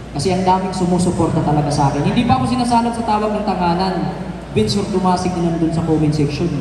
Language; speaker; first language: Filipino; non-native, local second language; Waray